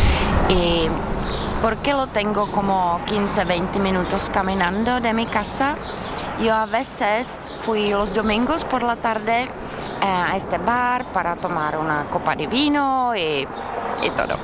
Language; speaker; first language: Spanish; non-native, learner; Czech